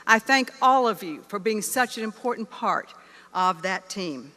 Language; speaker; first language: English; native; English